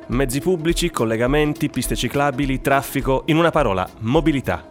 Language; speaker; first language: Italian; native; Italian